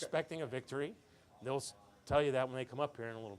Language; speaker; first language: English; native; English